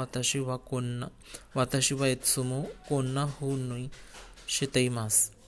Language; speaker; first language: Japanese; non-native, learner; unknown